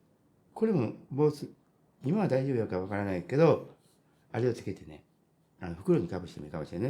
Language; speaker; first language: Japanese; native; Japanese